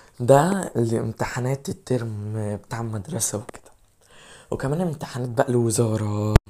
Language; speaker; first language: Arabic; native; Arabic